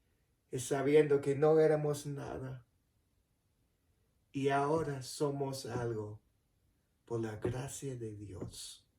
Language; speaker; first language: Spanish; non-native, fluent; English